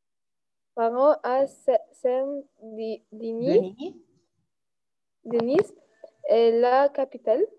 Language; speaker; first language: French; non-native, learner; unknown